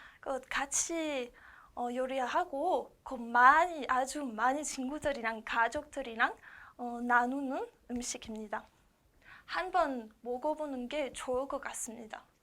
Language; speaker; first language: Korean; non-native, learner; French